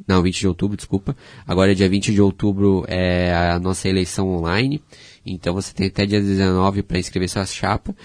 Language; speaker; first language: Portuguese; native; Portuguese